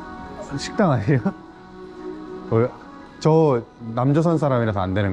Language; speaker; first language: Korean; native; Korean